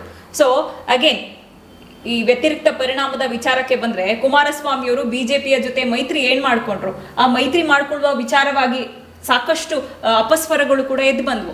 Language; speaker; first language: Kannada; native; Kannada